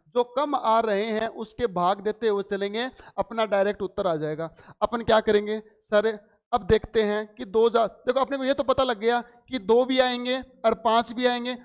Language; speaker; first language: Hindi; native; Hindi